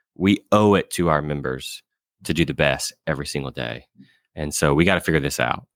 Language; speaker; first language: English; native; English